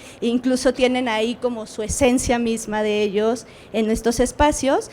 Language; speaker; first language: Spanish; native; Spanish